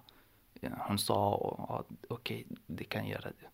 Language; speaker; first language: Swedish; non-native, learner; Persian